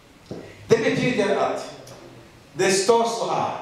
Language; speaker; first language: Swedish; non-native, learner; Rundi